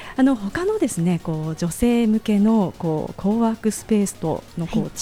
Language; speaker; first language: Japanese; native; Japanese